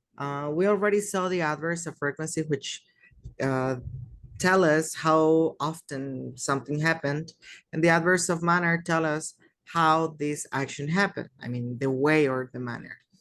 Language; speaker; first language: English; non-native, fluent; Spanish